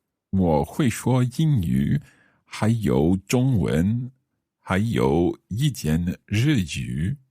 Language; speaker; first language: Chinese; non-native, learner; English